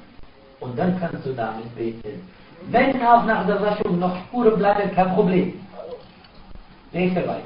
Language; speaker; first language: German; non-native, fluent; Arabic